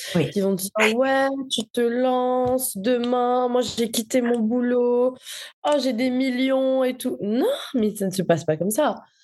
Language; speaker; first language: French; non-native, local second language; Morisyen